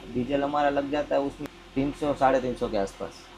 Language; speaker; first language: Hindi; non-native, local second language; Gujarati